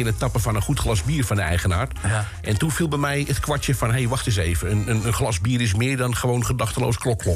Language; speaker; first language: Dutch; native; Dutch